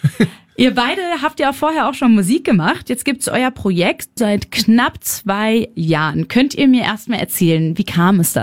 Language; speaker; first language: German; native; German